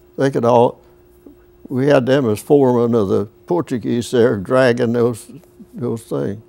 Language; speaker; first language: English; native; English